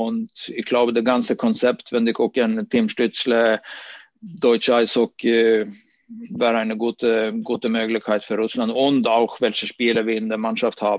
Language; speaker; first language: German; non-native, fluent; Swedish